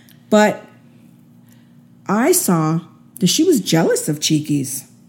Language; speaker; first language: English; early bilingual, other home language; Spanish